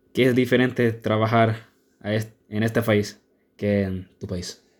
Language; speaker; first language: Spanish; early bilingual, heritage; Spanish